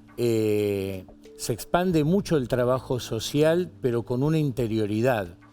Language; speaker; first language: Spanish; native; Spanish